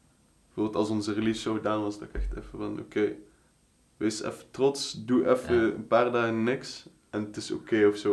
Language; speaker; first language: Dutch; native; Dutch